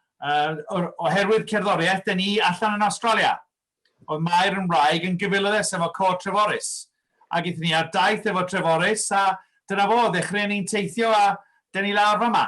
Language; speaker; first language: Welsh; early bilingual, heritage; Welsh